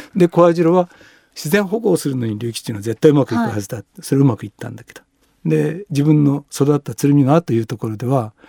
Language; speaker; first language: Japanese; native; Japanese